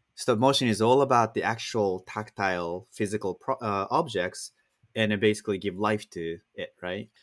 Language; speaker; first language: English; non-native, fluent; Japanese